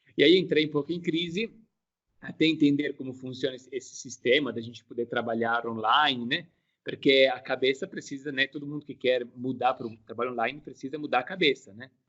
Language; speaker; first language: Portuguese; non-native, fluent; Italian